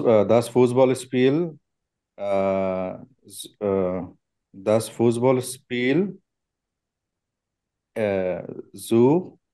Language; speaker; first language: German; non-native, learner; Bangla